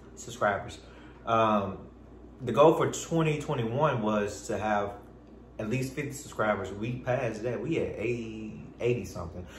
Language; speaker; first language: English; native; English